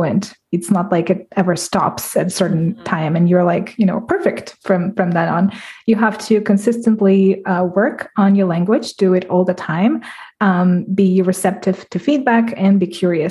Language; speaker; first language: English; non-native, fluent; Russian